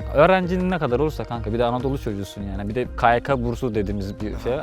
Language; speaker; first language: Turkish; native; Turkish